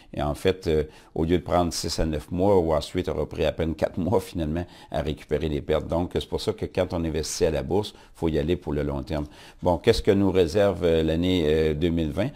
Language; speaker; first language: French; native; French